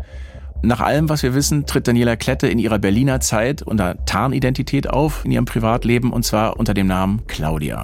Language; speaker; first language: German; native; German